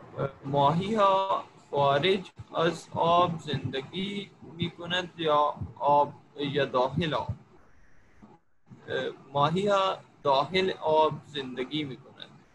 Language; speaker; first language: Persian; non-native, learner; Urdu